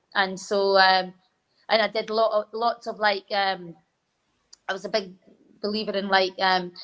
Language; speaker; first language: English; native; English